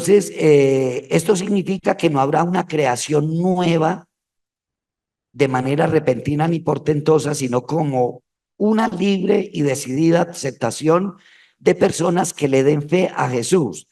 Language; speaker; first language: Spanish; native; Spanish